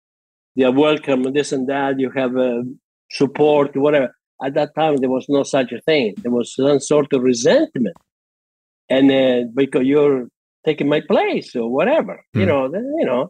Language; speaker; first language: English; non-native, fluent; Spanish